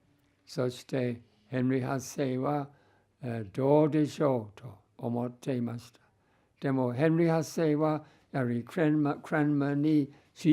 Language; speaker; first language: Japanese; non-native, fluent; English